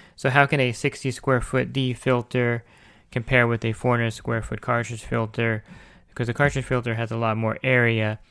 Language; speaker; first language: English; native; English